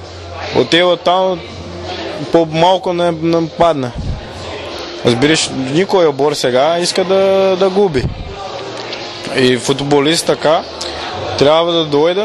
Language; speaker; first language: Bulgarian; non-native, learner; Portuguese